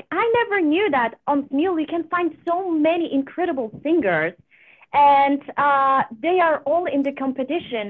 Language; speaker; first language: English; non-native, fluent; Polish